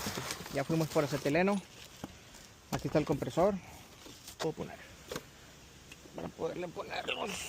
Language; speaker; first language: Spanish; native; Spanish